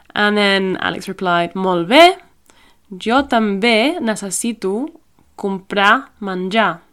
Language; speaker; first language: Catalan; non-native, learner; English